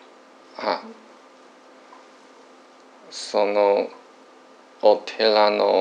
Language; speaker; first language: Japanese; non-native, learner; Chinese